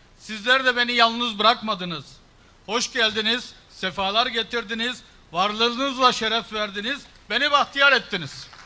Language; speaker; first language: Turkish; early bilingual, heritage; Turkish